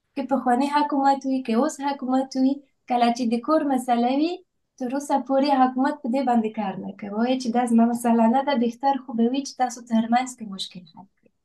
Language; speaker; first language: Pashto; non-native, fluent; French